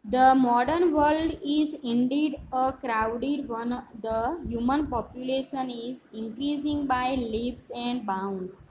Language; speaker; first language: English; non-native, local second language; Gujarati